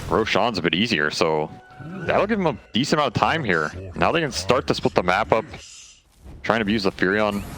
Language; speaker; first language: English; native; English